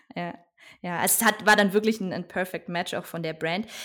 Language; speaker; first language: German; native; German